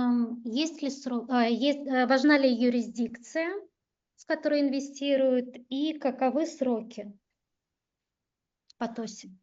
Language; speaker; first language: Russian; native; Russian